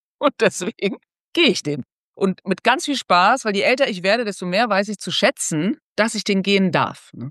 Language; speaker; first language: German; native; German